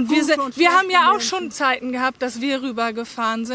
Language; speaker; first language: German; native; German